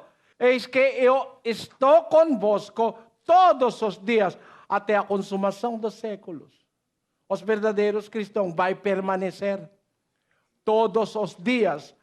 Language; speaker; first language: Portuguese; non-native, learner; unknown